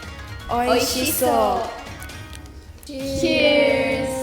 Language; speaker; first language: Japanese; non-native, learner; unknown